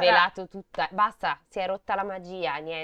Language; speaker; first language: Italian; native; Italian